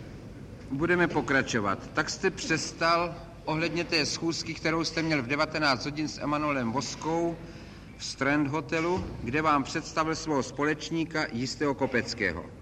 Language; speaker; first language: Czech; native; Czech